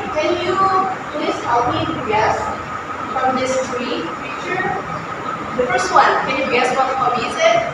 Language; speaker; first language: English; non-native, fluent; Indonesian